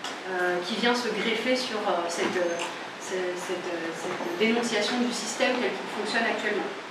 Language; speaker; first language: French; native; French